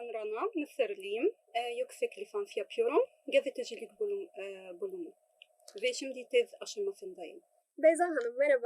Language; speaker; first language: Turkish; non-native, learner; Arabic